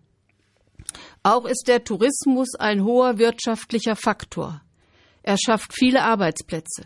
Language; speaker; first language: German; native; German